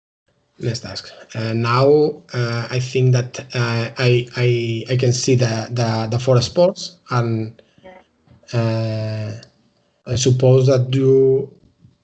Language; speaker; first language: English; non-native, learner; Spanish